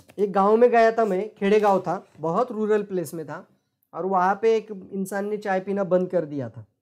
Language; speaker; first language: Hindi; non-native, local second language; Marathi